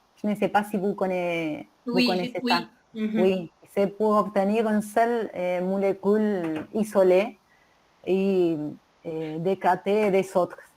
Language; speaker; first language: French; non-native, learner; Spanish